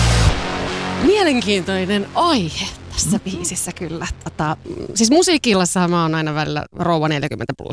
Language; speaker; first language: Finnish; native; Finnish